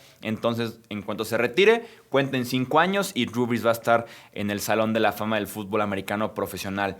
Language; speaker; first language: Spanish; native; Spanish